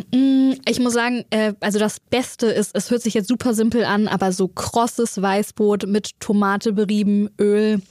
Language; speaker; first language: German; native; German